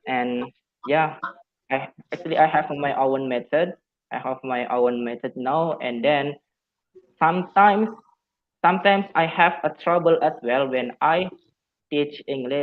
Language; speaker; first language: English; non-native, fluent; Javanese